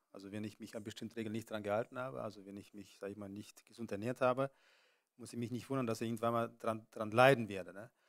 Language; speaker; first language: German; native; German